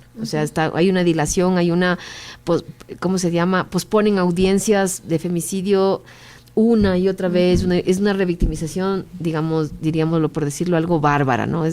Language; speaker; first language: Spanish; native; Spanish